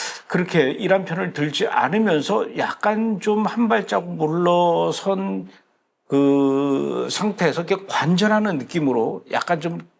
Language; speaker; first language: Korean; native; Korean